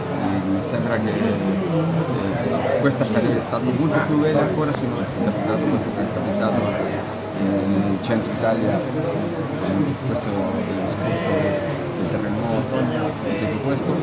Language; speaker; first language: Italian; non-native, fluent; Spanish